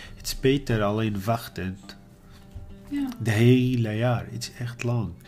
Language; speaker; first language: Dutch; non-native, learner; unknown